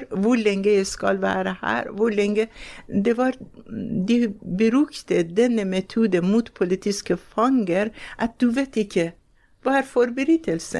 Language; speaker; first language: Norwegian; non-native, fluent; Persian